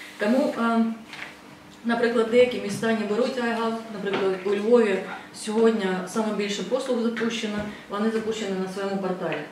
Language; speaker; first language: Ukrainian; non-native, fluent; Estonian